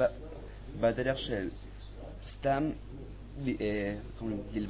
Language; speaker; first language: Hebrew; non-native, learner; Spanish